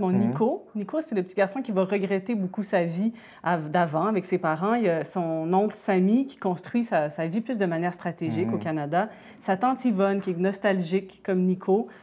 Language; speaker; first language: French; native; French